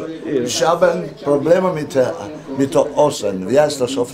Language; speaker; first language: German; non-native, learner; Italian